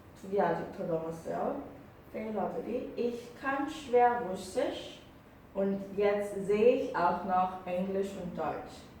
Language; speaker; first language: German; non-native, fluent; Korean